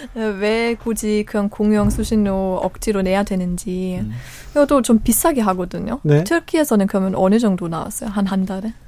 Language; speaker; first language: Korean; non-native, fluent; German